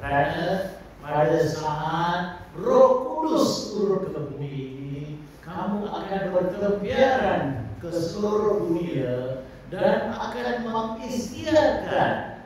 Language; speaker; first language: Malay; non-native, local second language; Tamil